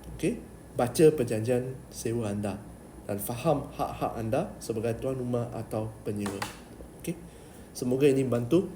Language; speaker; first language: Malay; native; Malay